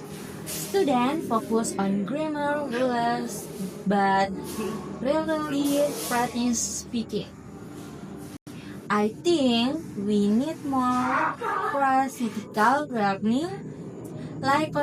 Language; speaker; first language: English; non-native, learner; Indonesian